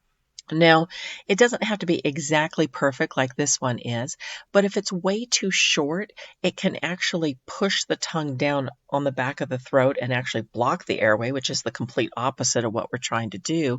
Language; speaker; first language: English; native; English